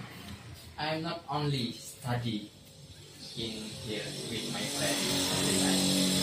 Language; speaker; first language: English; non-native, learner; Indonesian